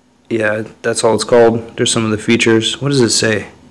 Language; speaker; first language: English; native; English